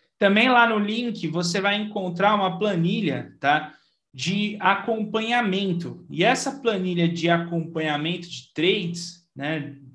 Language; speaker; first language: Portuguese; native; Portuguese